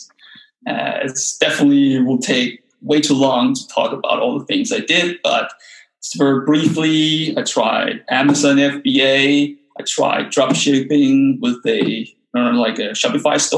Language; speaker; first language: English; non-native, fluent; Danish